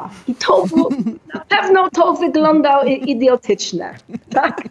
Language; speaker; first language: Polish; non-native, fluent; English